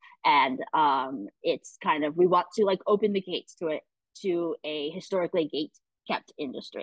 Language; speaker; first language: English; native; English